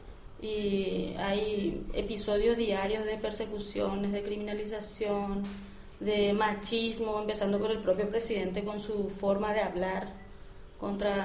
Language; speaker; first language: Spanish; native; Spanish